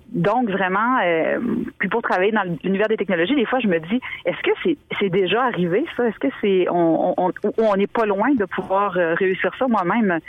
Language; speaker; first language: French; native; French